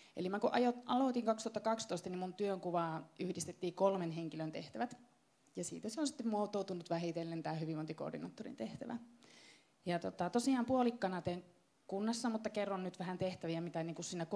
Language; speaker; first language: Finnish; native; Finnish